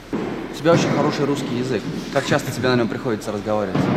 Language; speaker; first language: Russian; native; Russian